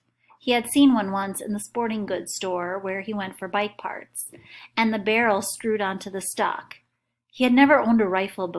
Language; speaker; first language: English; native; English